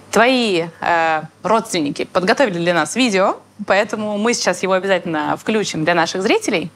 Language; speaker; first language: Russian; native; Russian